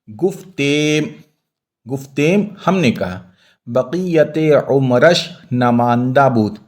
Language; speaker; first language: Persian; non-native, fluent; Urdu